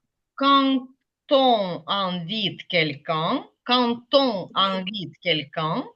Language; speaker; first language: French; non-native, fluent; Ukrainian